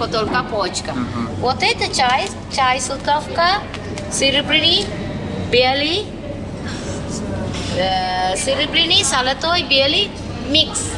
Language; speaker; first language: Russian; non-native, learner; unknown